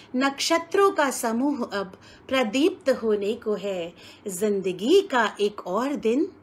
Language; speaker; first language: Hindi; native; Hindi